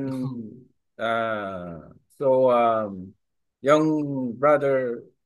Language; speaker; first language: English; non-native, learner; Korean